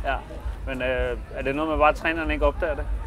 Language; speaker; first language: Danish; native; Danish